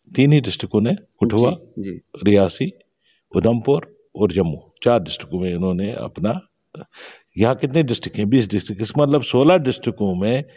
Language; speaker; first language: Hindi; non-native, local second language; Shina